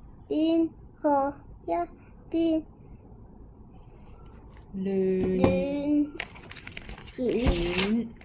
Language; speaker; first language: Chinese; non-native, local second language; Cantonese